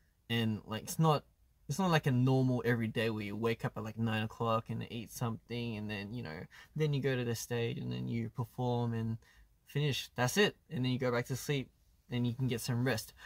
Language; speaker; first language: English; early bilingual, other home language; Korean